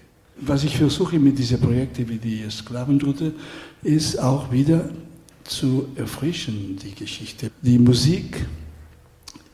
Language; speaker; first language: German; non-native, fluent; Spanish